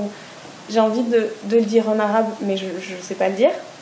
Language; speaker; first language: French; native; French